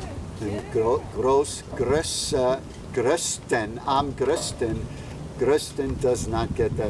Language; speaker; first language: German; non-native, fluent; English